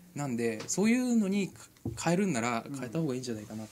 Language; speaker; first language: Japanese; native; Japanese